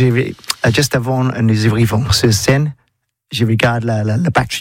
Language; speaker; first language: French; non-native, learner; English